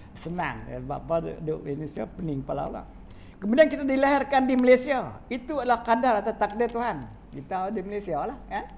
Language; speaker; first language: Malay; native; Malay